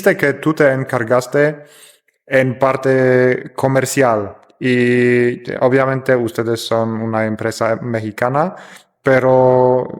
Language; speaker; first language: Spanish; non-native, fluent; Polish